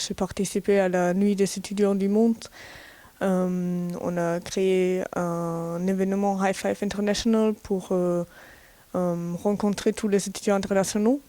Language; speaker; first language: French; non-native, fluent; German